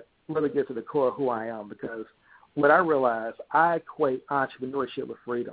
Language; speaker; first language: English; native; English